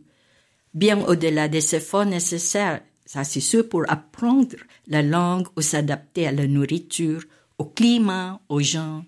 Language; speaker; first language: French; non-native, fluent; Filipino